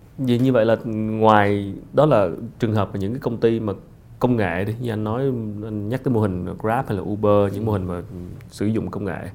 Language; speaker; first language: Vietnamese; native; Vietnamese